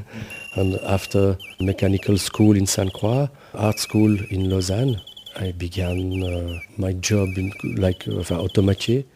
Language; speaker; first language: English; non-native, learner; French